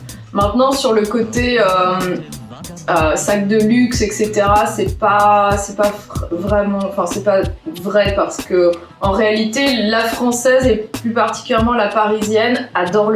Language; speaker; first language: French; native; French